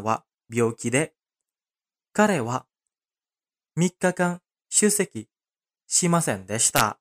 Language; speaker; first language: Japanese; non-native, fluent; Indonesian